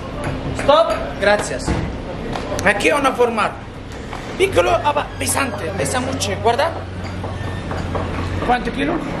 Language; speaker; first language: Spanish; non-native, learner; Arabic